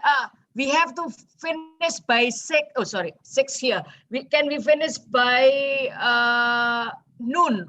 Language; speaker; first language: English; non-native, fluent; Indonesian